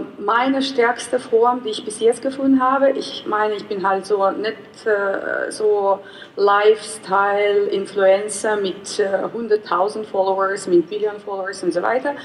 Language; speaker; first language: German; non-native, fluent; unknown